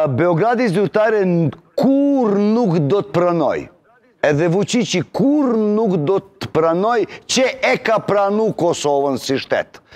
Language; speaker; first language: Albanian; non-native, local second language; Serbian